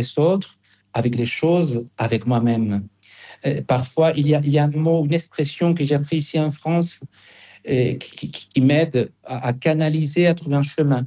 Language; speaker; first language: French; non-native, fluent; Spanish